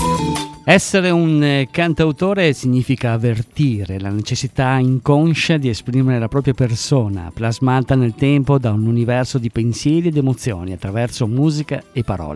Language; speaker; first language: Italian; native; Italian